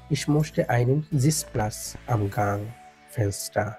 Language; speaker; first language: German; non-native, fluent; Bangla